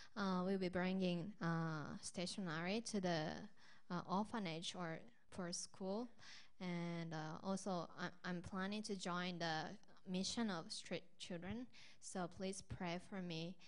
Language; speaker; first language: English; non-native, fluent; Japanese